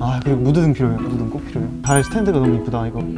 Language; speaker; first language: Korean; native; Korean